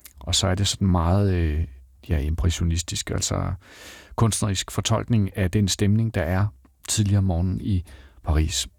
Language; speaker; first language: Danish; native; Danish